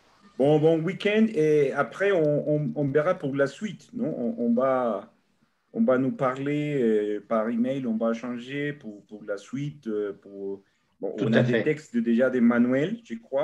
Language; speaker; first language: French; non-native, fluent; Spanish